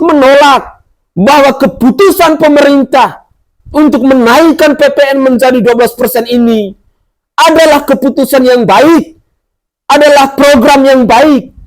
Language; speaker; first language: Indonesian; native; Indonesian